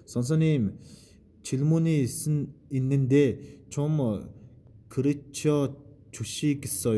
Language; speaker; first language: Korean; non-native, fluent; Mongolian